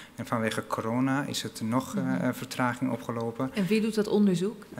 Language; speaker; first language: Dutch; non-native, fluent; Arabic